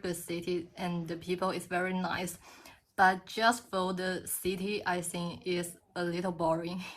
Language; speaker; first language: English; non-native, learner; Chinese